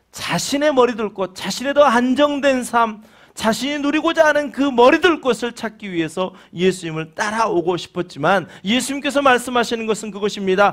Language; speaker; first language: Korean; native; Korean